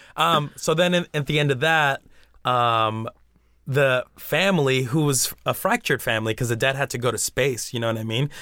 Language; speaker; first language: English; early bilingual, other home language; Spanish